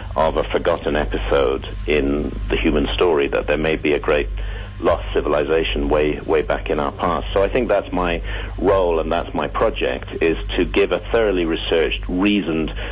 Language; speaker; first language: English; native; English